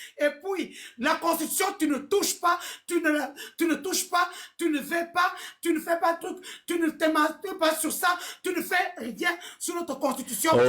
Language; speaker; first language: French; non-native, local second language; Lingala